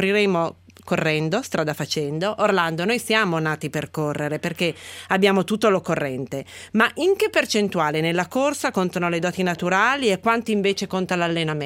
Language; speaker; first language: Italian; native; Italian